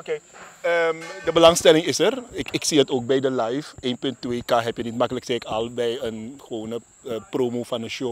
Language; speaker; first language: Dutch; native; Dutch